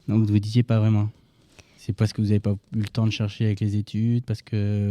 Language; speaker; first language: French; native; French